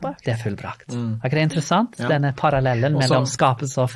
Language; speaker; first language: Norwegian; non-native, fluent; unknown